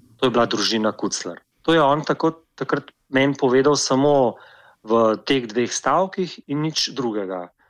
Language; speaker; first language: Slovenian; native; Slovenian